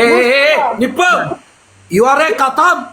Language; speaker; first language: Malayalam; native; Malayalam